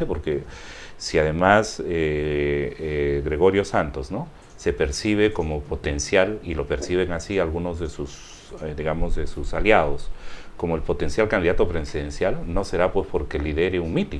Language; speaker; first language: Spanish; native; Spanish